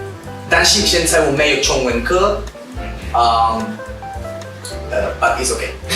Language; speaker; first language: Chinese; non-native, learner; Spanish